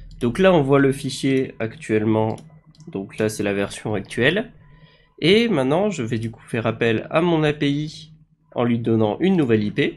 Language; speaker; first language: French; native; French